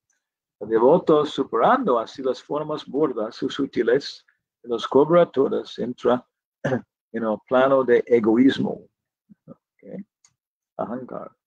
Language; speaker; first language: Spanish; non-native, fluent; English